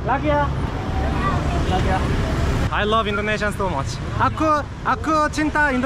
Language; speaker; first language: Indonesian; non-native, learner; Korean